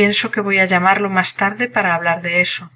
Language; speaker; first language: Spanish; non-native, learner; English